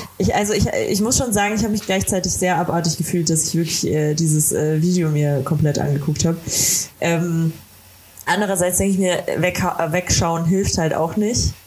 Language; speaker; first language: German; native; German